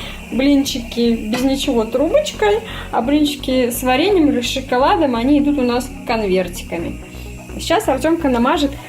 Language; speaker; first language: Russian; native; Russian